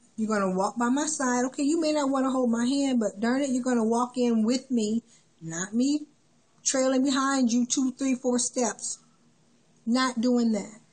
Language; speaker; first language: English; native; English